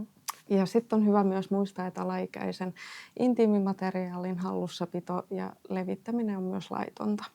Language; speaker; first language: Finnish; native; Finnish